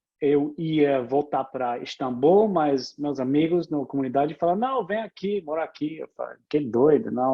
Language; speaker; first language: Portuguese; non-native, fluent; English